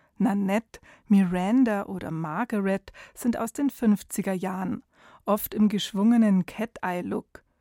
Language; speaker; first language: German; native; German